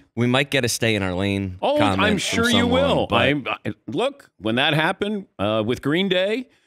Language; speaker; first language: English; native; English